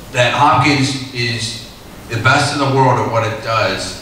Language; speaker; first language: English; native; English